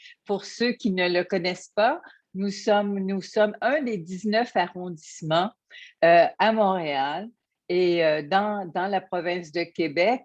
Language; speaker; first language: French; native; French